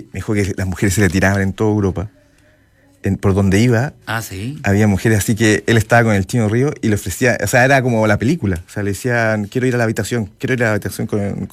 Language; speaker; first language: Spanish; native; Spanish